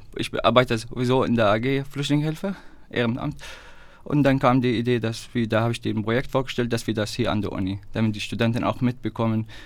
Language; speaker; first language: German; non-native, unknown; Arabic